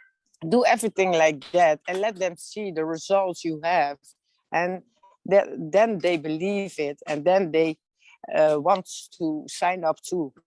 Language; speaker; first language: English; non-native, learner; Dutch